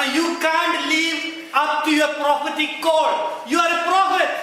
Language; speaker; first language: English; non-native, local second language; Malayalam